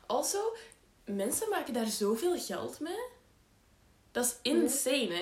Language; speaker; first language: Dutch; native; Dutch